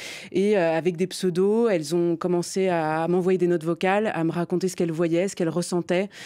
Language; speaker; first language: French; native; French